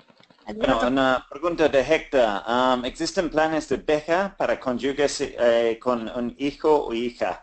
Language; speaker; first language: Spanish; non-native, fluent; English